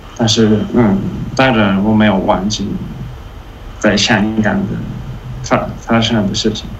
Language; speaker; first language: Chinese; non-native, learner; Italian